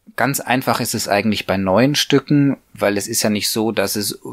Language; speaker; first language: German; native; German